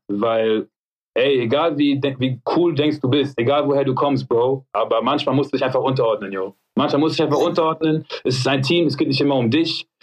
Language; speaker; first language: German; early bilingual, other home language; French